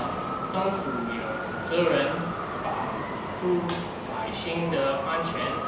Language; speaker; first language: Chinese; non-native, learner; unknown